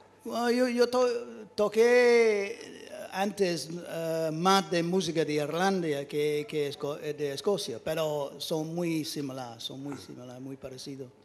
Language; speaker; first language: Spanish; non-native, learner; English